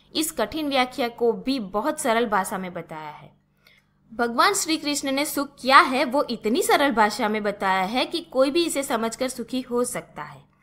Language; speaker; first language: Hindi; non-native, local second language; Gujarati